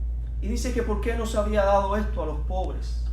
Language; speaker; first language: Spanish; native; Spanish